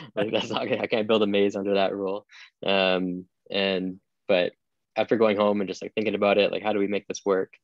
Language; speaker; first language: English; native; English